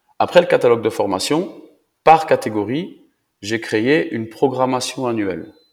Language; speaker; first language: French; native; French